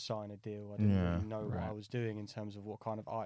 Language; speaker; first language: English; native; English